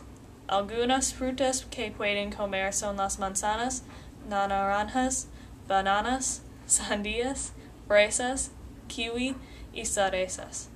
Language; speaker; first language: Spanish; non-native, learner; English